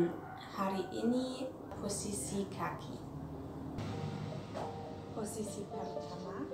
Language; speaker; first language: Indonesian; non-native, learner; German